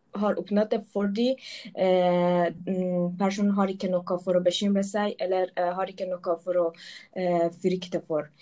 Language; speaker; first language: Norwegian; non-native, local second language; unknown